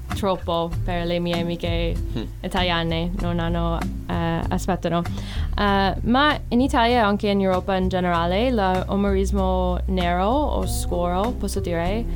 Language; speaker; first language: Italian; non-native, fluent; English